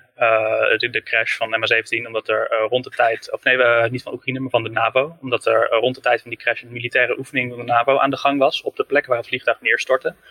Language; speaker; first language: Dutch; native; Dutch